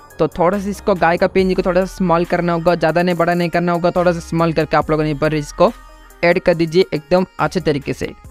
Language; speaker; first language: Hindi; non-native, local second language; Odia